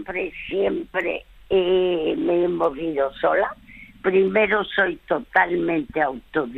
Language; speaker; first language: Spanish; early bilingual, other home language; French